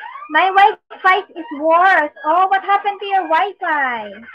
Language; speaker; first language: English; non-native, local second language; Filipino